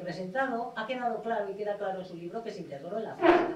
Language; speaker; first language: Spanish; native; Spanish